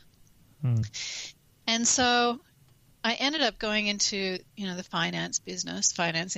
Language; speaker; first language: English; native; English